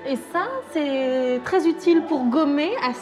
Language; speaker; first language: French; native; French